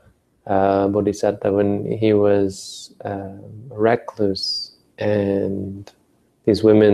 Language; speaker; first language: English; native; English